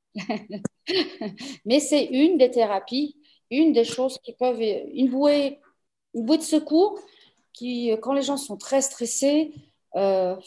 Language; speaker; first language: French; early bilingual, other home language; Portuguese